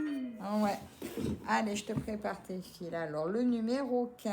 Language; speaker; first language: French; native; French